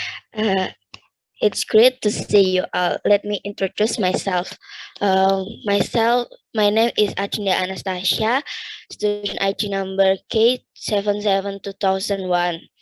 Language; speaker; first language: English; non-native, learner; Indonesian